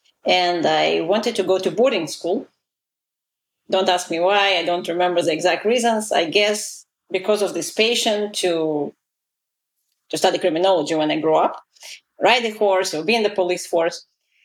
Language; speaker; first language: English; non-native, fluent; Russian